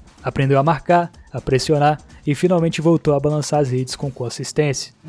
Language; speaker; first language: Portuguese; native; Portuguese